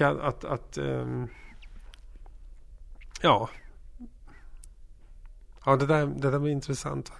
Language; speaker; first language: Swedish; native; Swedish